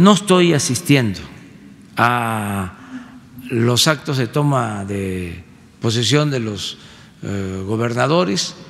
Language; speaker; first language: Spanish; native; Spanish